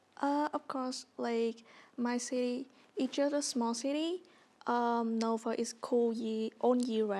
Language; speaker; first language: English; non-native, learner; Vietnamese